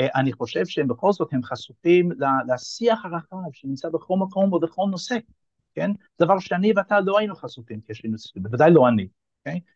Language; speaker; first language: Hebrew; non-native, fluent; English